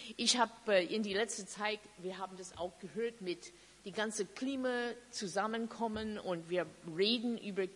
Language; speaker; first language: German; non-native, fluent; English